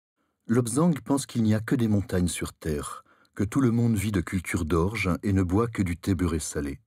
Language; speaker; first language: French; native; French